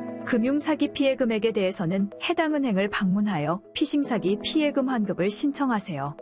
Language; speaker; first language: Korean; native; Korean